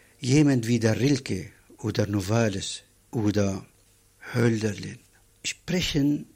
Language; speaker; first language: German; non-native, fluent; Arabic